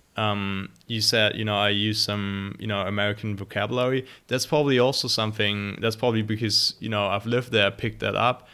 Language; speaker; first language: English; non-native, fluent; German